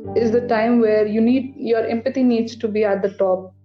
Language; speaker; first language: English; non-native, local second language; Hindi